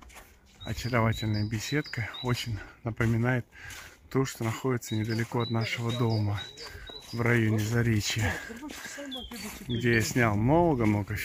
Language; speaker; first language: Russian; native; Russian